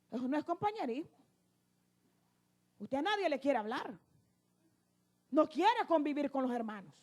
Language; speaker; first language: Spanish; native; Spanish